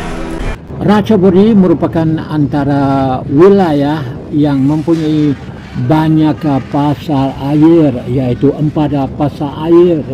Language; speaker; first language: Malay; native; Malay